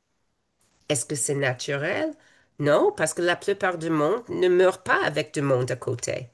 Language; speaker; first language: French; non-native, fluent; English